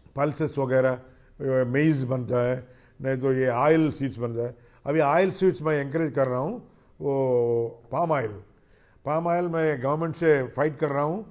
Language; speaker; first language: Hindi; non-native, local second language; Telugu